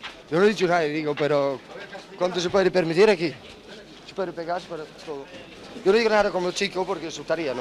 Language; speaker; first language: Spanish; non-native, fluent; Dutch